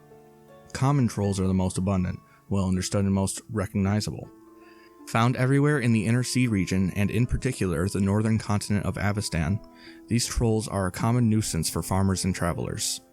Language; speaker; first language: English; native; English